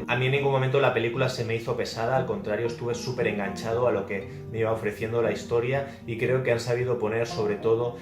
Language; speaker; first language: Spanish; native; Spanish